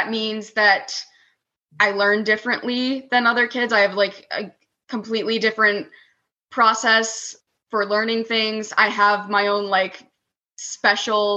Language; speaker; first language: English; native; English